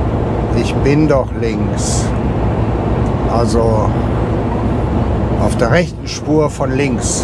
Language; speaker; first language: German; native; German